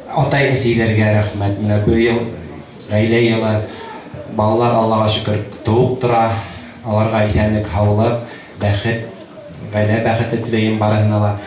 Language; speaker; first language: Tatar; non-native, local second language; Bashkir